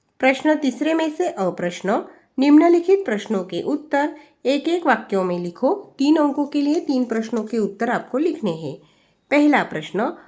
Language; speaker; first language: Hindi; non-native, local second language; Marathi